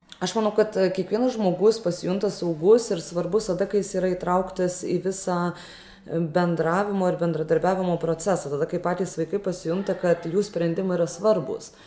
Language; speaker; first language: Lithuanian; native; Lithuanian